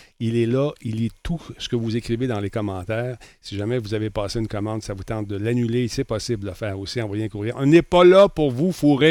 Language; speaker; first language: French; native; French